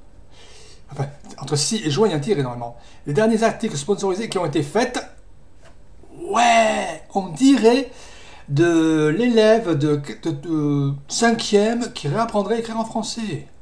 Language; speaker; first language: French; native; French